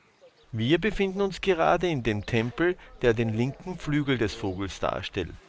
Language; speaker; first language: German; native; German